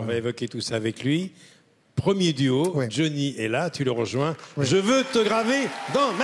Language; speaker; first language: French; native; French